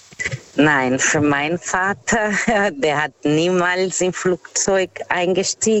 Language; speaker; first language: German; non-native, fluent; Portuguese